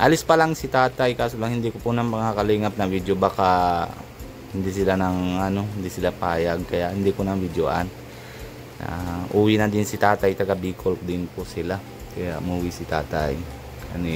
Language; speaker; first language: Filipino; non-native, fluent; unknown